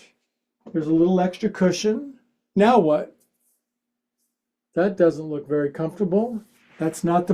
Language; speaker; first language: English; native; English